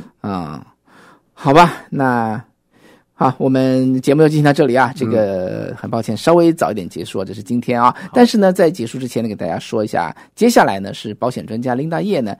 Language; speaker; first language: Chinese; native; Chinese